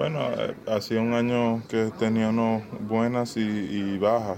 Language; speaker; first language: Spanish; early bilingual, heritage; Spanish